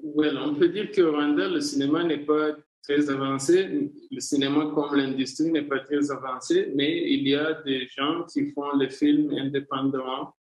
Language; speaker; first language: French; non-native, local second language; Kinyarwanda